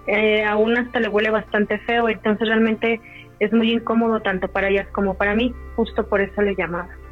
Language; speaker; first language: Spanish; native; Spanish